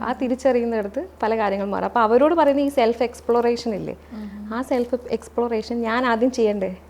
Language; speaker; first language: Malayalam; native; Malayalam